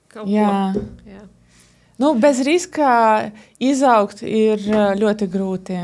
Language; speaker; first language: Latvian; non-native, local second language; Russian